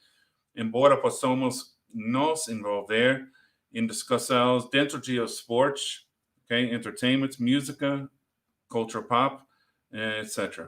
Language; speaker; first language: Portuguese; non-native, learner; English